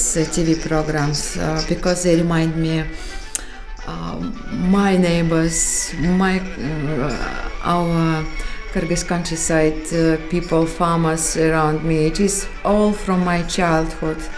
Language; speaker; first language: English; non-native, fluent; Kyrgyz